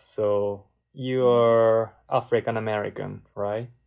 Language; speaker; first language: English; non-native, learner; Japanese